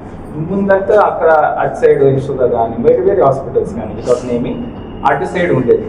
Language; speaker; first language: Telugu; native; Telugu